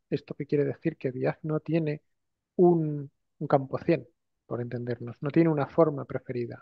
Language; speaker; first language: Spanish; native; Spanish